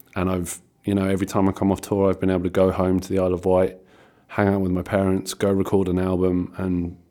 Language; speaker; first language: English; native; English